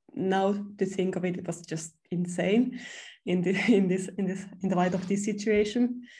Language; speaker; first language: English; non-native, fluent; Finnish